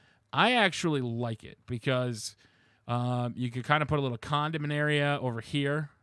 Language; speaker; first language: English; native; English